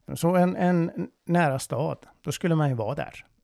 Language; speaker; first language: Swedish; non-native, fluent; Persian